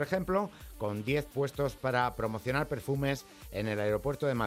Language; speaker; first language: Spanish; native; Spanish